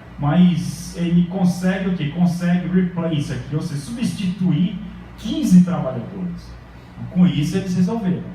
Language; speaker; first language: Portuguese; early bilingual, other home language; Japanese